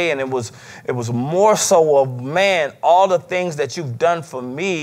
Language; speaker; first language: English; native; English